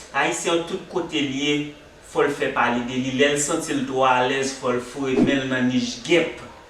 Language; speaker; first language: Haitian Creole; native; Haitian Creole